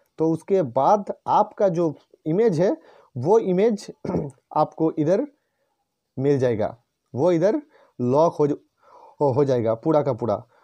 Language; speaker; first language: Hindi; non-native, local second language; Bangla